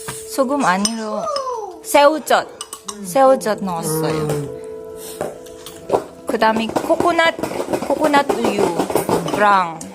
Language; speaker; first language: Korean; non-native, learner; Filipino